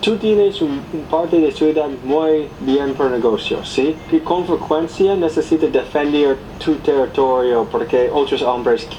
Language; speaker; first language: Spanish; non-native, learner; English